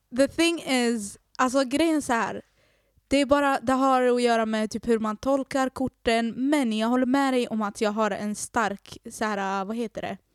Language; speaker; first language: Swedish; early bilingual, other home language; Arabic